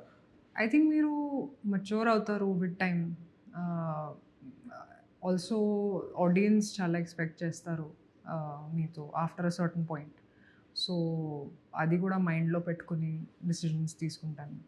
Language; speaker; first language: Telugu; non-native, local second language; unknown